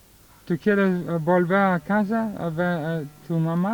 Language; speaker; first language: Spanish; non-native, fluent; English